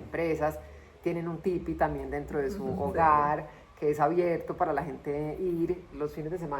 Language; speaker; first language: Spanish; native; Spanish